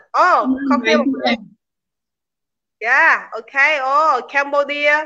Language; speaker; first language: English; non-native, learner; Khmer